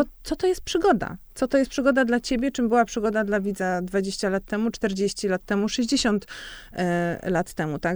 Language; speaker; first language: Polish; native; Polish